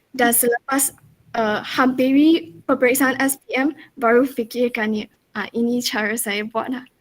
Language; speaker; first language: Malay; non-native, local second language; Chinese